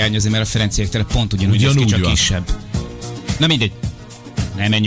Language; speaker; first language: Hungarian; native; Hungarian